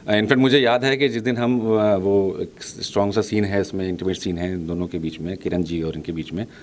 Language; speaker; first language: Hindi; native; Hindi